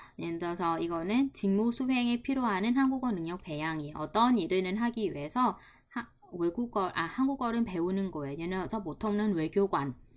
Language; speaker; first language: Korean; non-native, fluent; Vietnamese